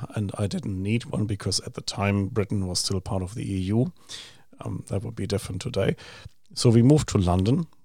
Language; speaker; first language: English; non-native, fluent; German